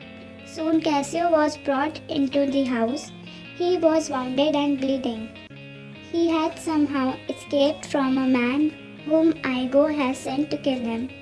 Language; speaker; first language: English; non-native, local second language; Hindi